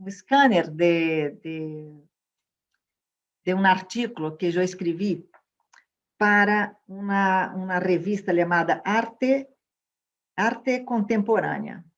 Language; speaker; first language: Spanish; non-native, fluent; Portuguese